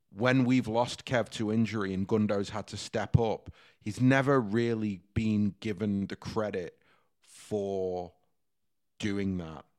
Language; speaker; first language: English; native; English